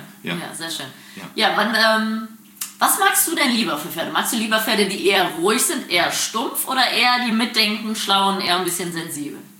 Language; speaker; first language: German; native; German